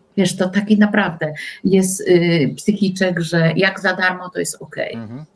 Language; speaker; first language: Polish; native; Polish